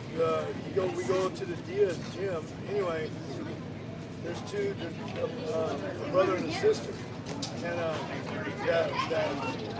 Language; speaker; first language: English; native; English